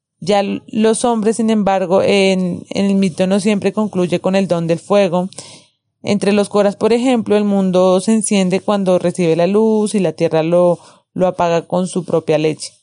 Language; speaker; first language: Spanish; native; Spanish